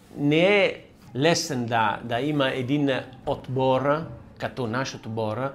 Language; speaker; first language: Bulgarian; non-native, learner; Italian